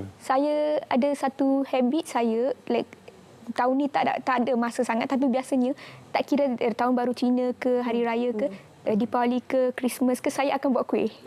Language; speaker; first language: Malay; non-native, local second language; English